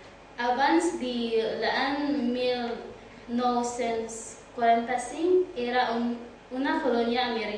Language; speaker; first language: Catalan; non-native, learner; Cebuano